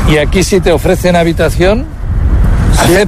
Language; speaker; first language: Spanish; native; Spanish